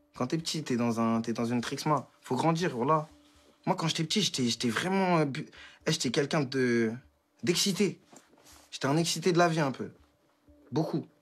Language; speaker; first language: French; native; French